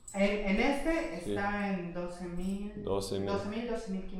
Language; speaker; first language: Spanish; native; Spanish